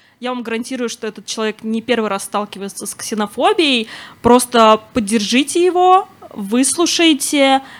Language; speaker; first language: Russian; native; Russian